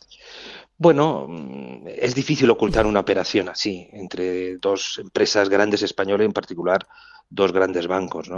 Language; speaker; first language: Spanish; native; Spanish